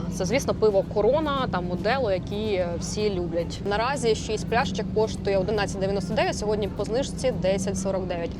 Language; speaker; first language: Ukrainian; native; Ukrainian